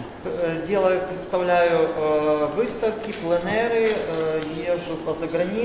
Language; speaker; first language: Russian; native; Russian